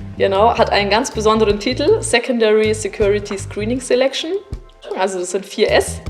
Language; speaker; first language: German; early bilingual, other home language; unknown